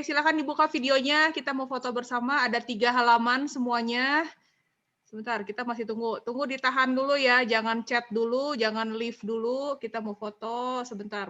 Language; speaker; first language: Indonesian; native; Indonesian